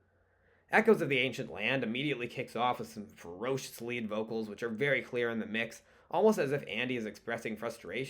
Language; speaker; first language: English; native; English